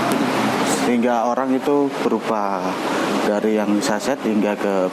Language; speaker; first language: Indonesian; non-native, local second language; Javanese